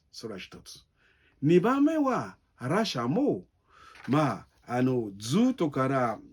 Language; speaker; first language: Japanese; non-native, learner; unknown